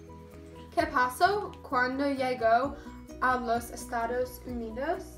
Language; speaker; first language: Spanish; non-native, learner; English